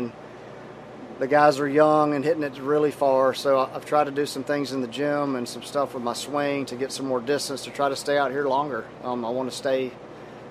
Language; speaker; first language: English; native; English